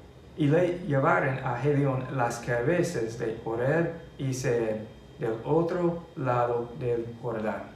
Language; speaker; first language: Spanish; non-native, fluent; English